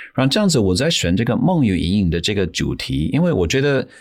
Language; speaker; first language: Chinese; non-native, fluent; English